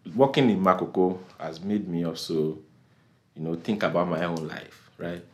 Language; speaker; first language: English; non-native, local second language; Yoruba